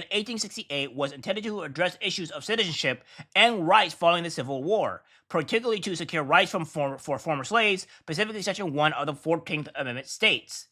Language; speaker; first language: English; native; English